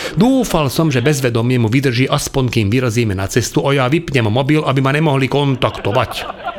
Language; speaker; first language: Slovak; non-native, local second language; Hungarian